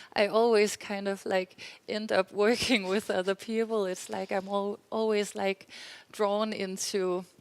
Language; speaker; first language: English; non-native, fluent; Danish